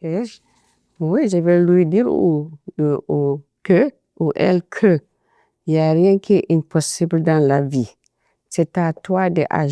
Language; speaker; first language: French; non-native, fluent; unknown